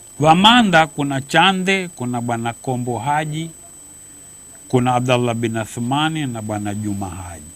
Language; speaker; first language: Swahili; native; Swahili